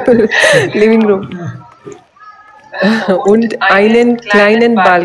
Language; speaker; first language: German; non-native, learner; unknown